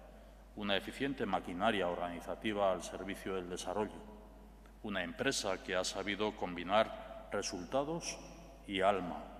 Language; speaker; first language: Spanish; native; Spanish